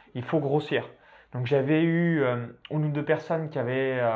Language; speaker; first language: French; native; French